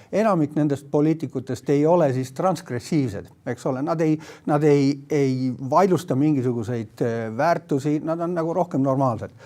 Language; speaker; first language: Estonian; native; Estonian